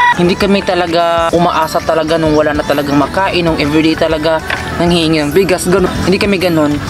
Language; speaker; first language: Filipino; non-native, local second language; Cebuano